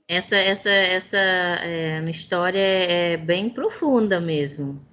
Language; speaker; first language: Portuguese; non-native, fluent; English